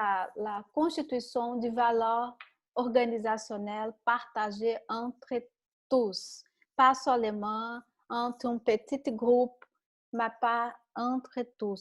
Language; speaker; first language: French; non-native, learner; Portuguese